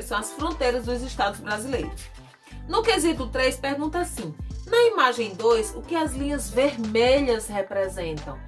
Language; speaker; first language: Portuguese; native; Portuguese